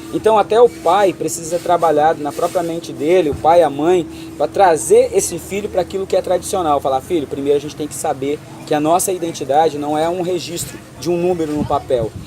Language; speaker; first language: Portuguese; native; Portuguese